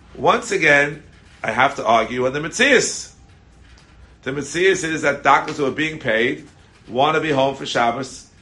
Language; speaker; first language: English; native; English